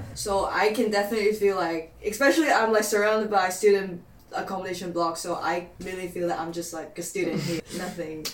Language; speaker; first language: English; non-native, local second language; Cantonese